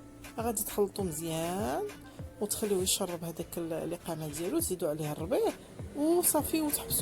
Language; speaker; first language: Arabic; native; Arabic